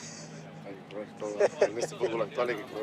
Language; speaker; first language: Spanish; native; Spanish